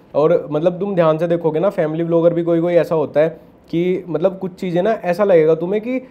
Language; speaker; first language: Hindi; native; Hindi